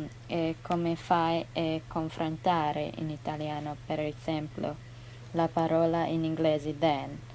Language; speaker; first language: Italian; non-native, learner; English